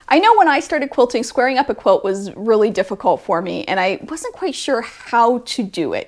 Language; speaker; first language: English; native; English